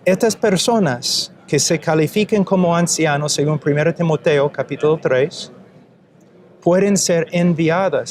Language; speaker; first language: Spanish; non-native, fluent; English